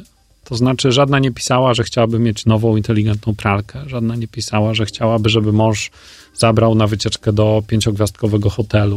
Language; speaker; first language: Polish; native; Polish